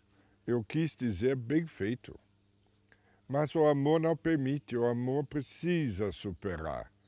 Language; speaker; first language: Portuguese; non-native, fluent; German